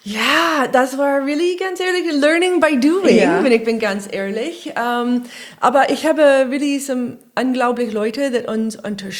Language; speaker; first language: German; non-native, learner; English